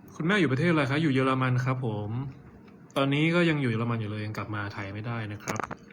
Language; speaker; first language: Thai; native; Thai